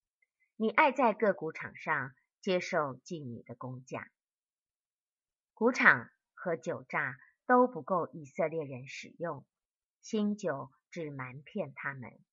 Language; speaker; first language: Chinese; native; Chinese